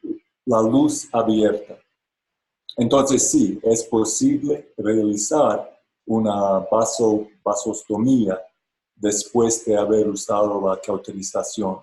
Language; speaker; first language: Spanish; non-native, fluent; English